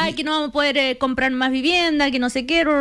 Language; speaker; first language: Spanish; native; Spanish